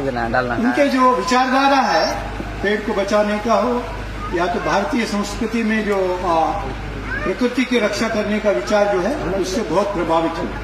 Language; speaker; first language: Hindi; native; Hindi